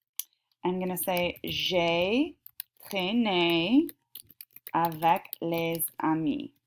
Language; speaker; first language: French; non-native, fluent; English